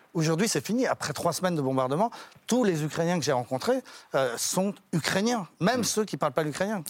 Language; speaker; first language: French; native; French